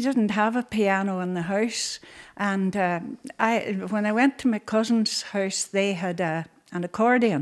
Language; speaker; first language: English; native; English